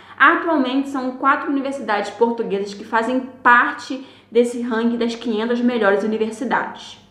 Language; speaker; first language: Portuguese; native; Portuguese